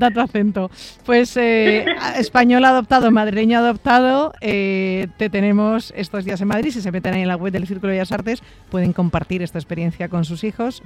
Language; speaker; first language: Spanish; native; Spanish